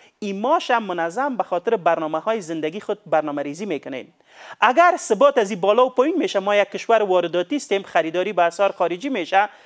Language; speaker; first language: Persian; native; Persian